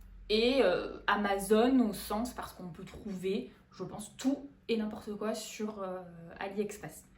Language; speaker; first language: French; native; French